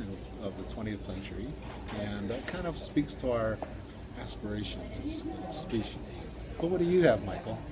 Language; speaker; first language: English; native; English